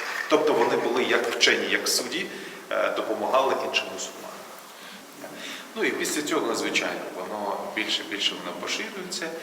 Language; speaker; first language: Ukrainian; non-native, local second language; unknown